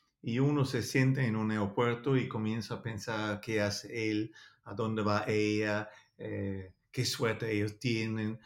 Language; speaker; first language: Spanish; non-native, learner; Danish